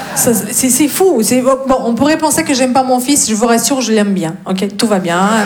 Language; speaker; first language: French; non-native, fluent; Russian